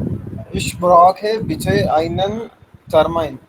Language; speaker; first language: German; non-native, learner; Urdu